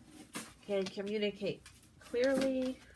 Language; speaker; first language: English; native; English